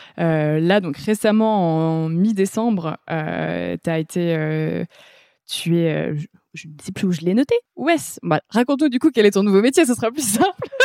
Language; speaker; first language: French; native; French